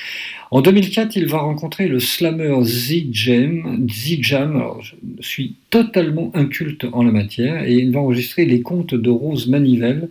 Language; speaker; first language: French; native; French